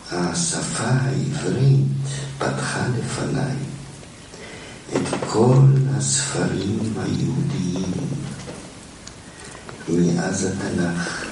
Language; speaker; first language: Hebrew; non-native, fluent; German